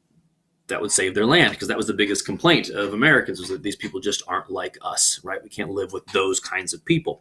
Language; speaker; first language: English; native; English